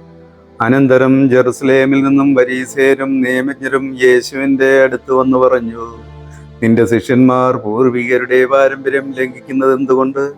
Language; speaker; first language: Malayalam; native; Malayalam